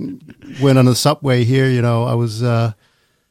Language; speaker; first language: English; non-native, fluent; Danish